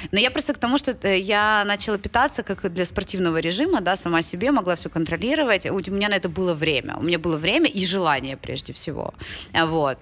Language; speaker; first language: Russian; native; Russian